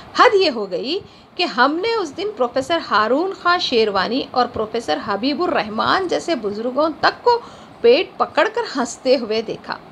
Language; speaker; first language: Urdu; native; Urdu